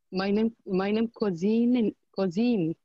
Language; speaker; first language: German; non-native, learner; Arabic